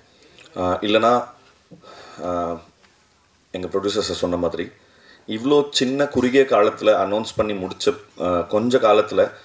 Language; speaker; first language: Tamil; native; Tamil